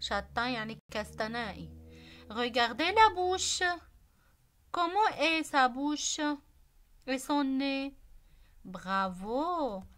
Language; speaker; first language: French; non-native, local second language; Arabic